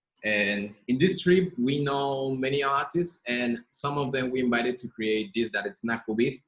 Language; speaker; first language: English; non-native, learner; Spanish